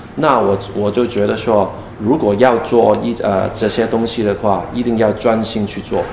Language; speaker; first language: Chinese; non-native, fluent; Cantonese